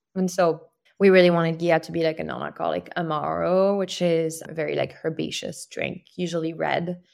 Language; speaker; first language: English; non-native, fluent; French